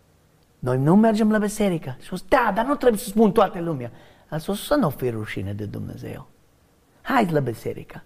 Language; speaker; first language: Romanian; non-native, learner; English